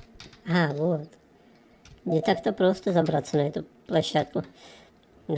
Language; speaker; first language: Russian; native; Russian